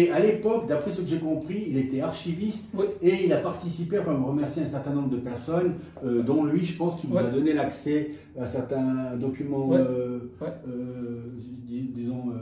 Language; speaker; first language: French; native; French